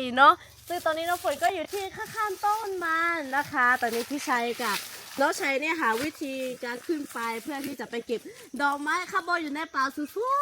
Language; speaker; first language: Thai; non-native, local second language; Lahu